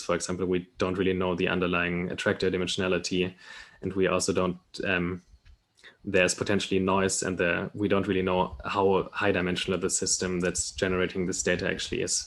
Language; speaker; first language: English; non-native, fluent; German